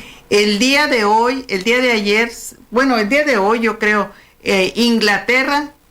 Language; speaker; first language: Spanish; native; Spanish